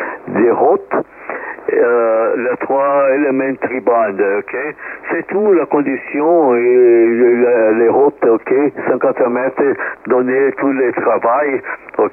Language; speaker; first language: French; non-native, learner; Portuguese